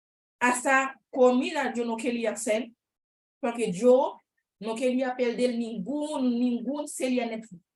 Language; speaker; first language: Spanish; non-native, learner; Haitian Creole